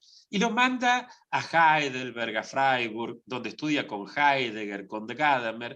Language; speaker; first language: Spanish; native; Spanish